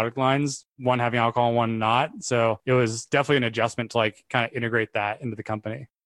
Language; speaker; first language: English; native; English